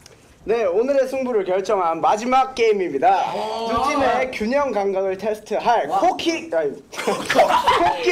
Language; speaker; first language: Korean; native; Korean